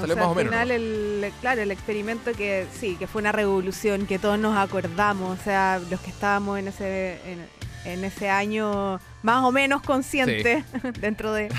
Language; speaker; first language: Spanish; native; Spanish